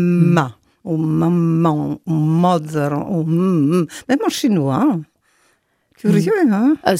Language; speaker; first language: French; native; French